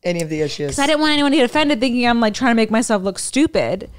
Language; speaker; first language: English; native; English